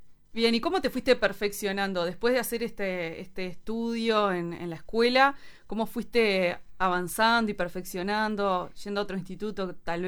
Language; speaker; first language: Spanish; native; Spanish